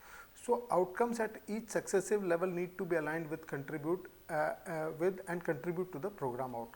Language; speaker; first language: English; non-native, local second language; Hindi